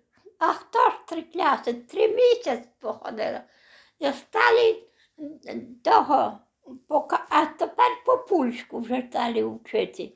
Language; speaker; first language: Polish; non-native, local second language; Belarusian